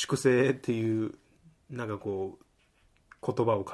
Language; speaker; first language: Japanese; native; Japanese